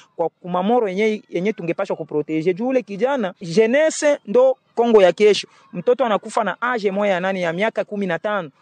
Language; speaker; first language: Swahili; native; Swahili